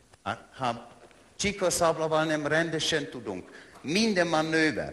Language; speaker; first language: Hungarian; non-native, learner; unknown